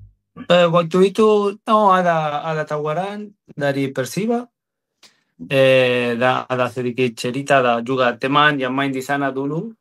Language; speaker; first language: Indonesian; non-native, fluent; Spanish